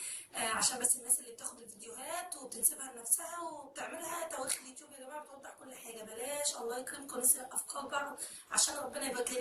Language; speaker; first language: Arabic; native; Arabic